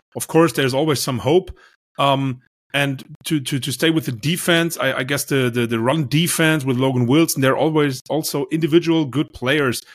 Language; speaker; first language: English; non-native, fluent; German